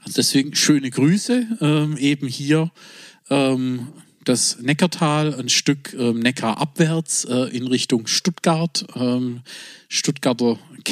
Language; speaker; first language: German; native; German